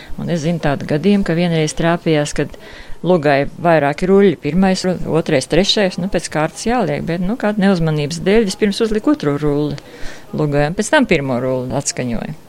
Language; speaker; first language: Latvian; native; Latvian